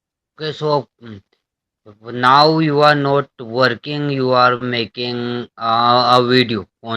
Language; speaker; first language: English; non-native, learner; Hindi